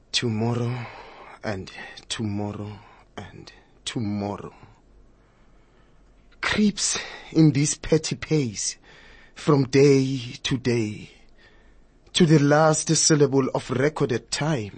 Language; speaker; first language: English; non-native, local second language; Zulu